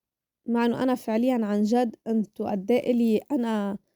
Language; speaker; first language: Arabic; native; Arabic